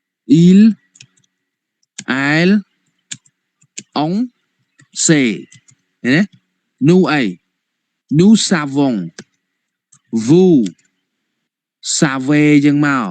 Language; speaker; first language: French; non-native, fluent; Khmer